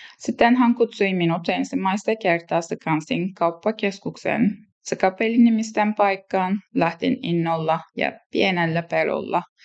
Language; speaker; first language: Finnish; non-native, learner; Turkish